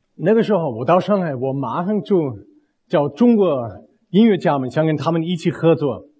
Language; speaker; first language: Chinese; non-native, fluent; German